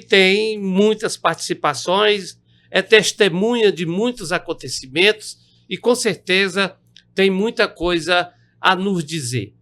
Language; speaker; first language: Portuguese; native; Portuguese